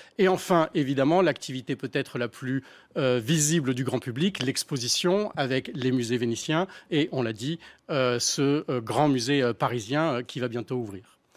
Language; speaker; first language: French; native; French